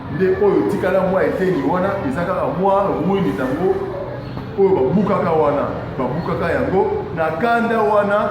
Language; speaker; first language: Lingala; non-native, local second language; Kongo